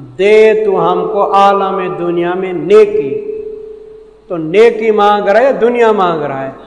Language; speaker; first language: Urdu; non-native, local second language; Saraiki